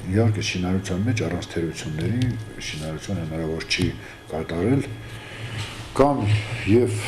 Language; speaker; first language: Armenian; native; Armenian